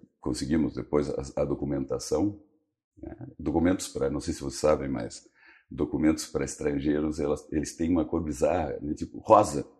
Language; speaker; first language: Portuguese; early bilingual, other home language; Spanish